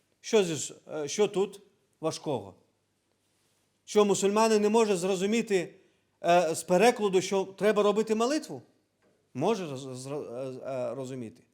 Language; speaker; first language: Ukrainian; non-native, local second language; Crimean Tatar